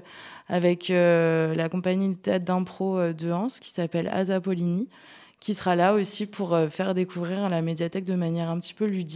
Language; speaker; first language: French; native; French